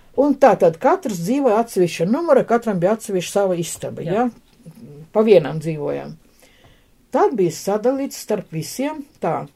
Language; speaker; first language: Latvian; non-native, local second language; Russian